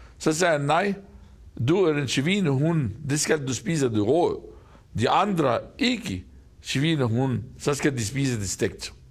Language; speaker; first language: Danish; non-native, fluent; Arabic